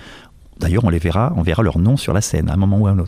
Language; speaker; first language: French; native; French